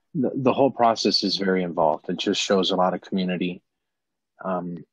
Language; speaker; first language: English; native; English